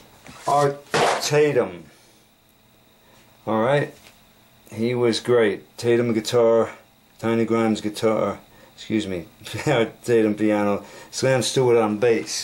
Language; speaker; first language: English; native; English